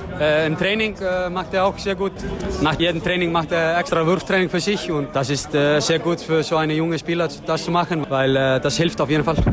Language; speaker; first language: German; non-native, fluent; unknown